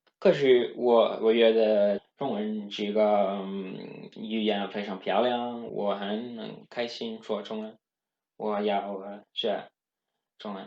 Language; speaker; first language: Chinese; non-native, learner; Swedish